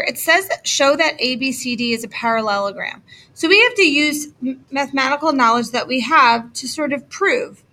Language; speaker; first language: English; native; English